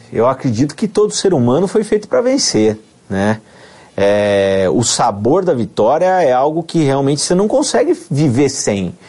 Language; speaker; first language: Portuguese; native; Portuguese